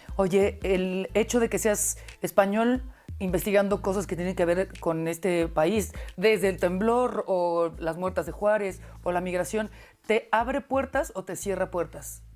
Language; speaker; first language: Spanish; native; Spanish